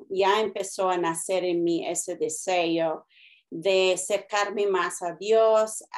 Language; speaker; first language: Spanish; early bilingual, heritage; Spanish